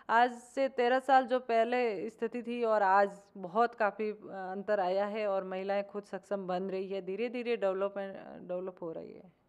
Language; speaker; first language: Hindi; native; Hindi